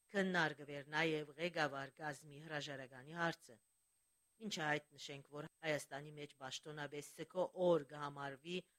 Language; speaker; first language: Armenian; early bilingual, heritage; Armenian